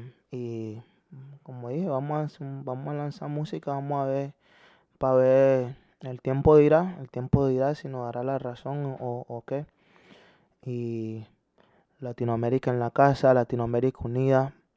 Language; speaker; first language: Spanish; early bilingual, heritage; Spanish